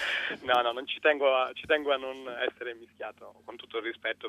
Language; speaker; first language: Italian; native; Italian